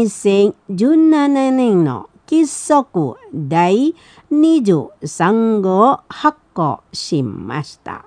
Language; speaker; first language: Japanese; non-native, fluent; Indonesian